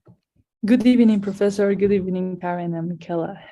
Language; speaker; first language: English; non-native, learner; Spanish